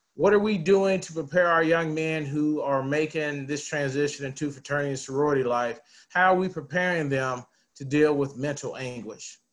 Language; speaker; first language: English; native; English